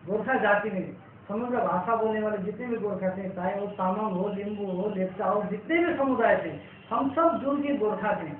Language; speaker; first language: Hindi; non-native, local second language; Nepali